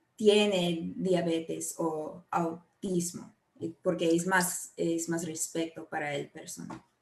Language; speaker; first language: Spanish; non-native, learner; English